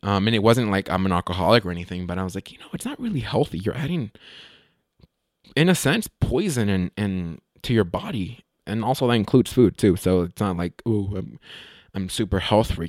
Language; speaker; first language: English; early bilingual, other home language; Spanish